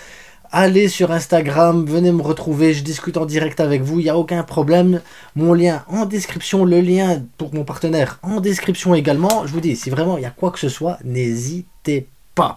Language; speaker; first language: French; native; French